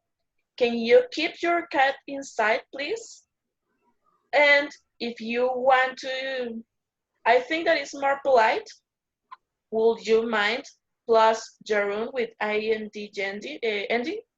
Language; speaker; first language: English; non-native, learner; Spanish